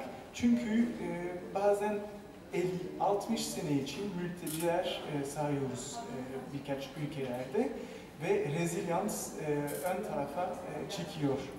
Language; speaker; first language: Turkish; non-native, fluent; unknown